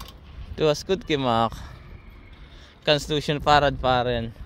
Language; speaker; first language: German; non-native, learner; Filipino